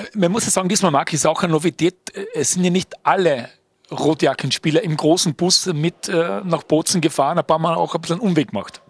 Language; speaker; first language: German; native; German